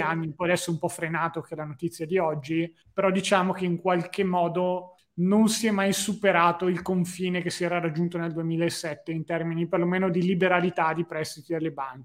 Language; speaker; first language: Italian; native; Italian